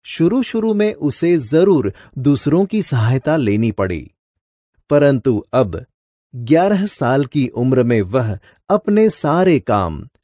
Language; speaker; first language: Hindi; non-native, local second language; Gujarati